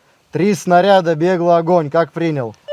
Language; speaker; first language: Russian; native; Russian